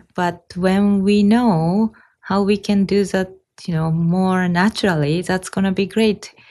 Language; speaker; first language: English; non-native, fluent; Japanese